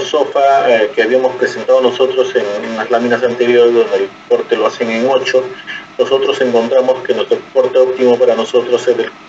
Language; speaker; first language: Spanish; native; Spanish